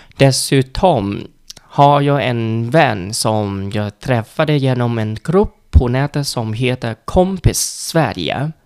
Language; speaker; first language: Swedish; non-native, learner; Vietnamese